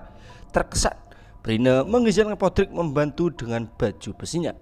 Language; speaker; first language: Indonesian; native; Indonesian